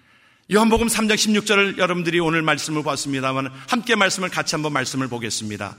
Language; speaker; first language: Korean; native; Korean